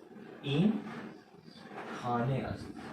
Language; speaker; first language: Persian; non-native, fluent; Urdu